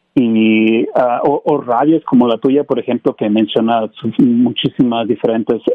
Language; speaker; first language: Spanish; native; Spanish